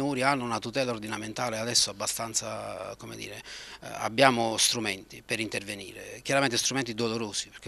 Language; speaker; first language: Italian; native; Italian